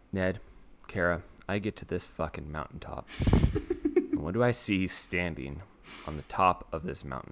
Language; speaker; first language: English; native; English